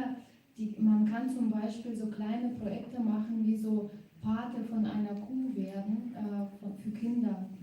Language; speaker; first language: German; non-native, fluent; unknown